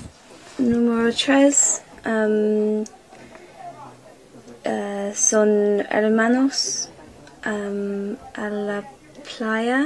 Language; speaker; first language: Spanish; non-native, learner; English